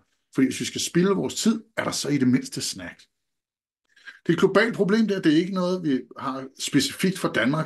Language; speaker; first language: Danish; native; Danish